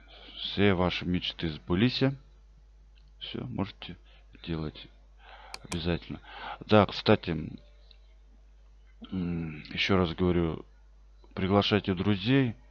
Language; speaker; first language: Russian; native; Russian